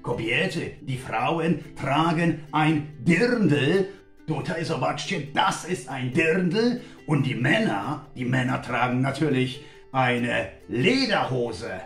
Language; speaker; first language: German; non-native, fluent; Polish